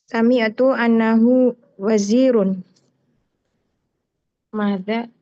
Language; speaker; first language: Arabic; non-native, learner; Indonesian